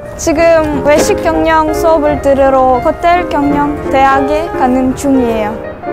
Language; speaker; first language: Korean; non-native, fluent; Russian